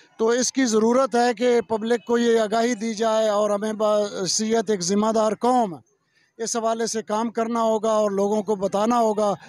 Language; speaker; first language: Urdu; non-native, local second language; Punjabi